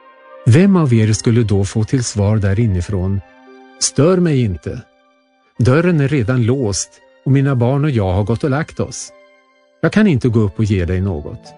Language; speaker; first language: Swedish; native; Swedish